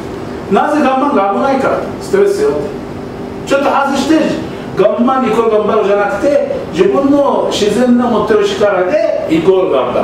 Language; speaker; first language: Japanese; non-native, learner; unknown